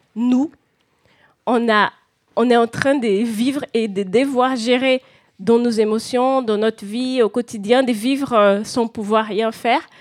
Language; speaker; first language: French; non-native, fluent; Portuguese